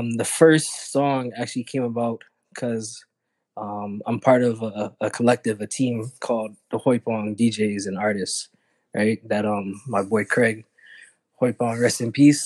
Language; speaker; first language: English; native; English